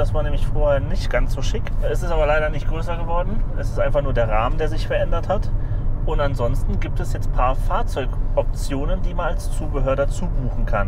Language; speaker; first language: German; native; German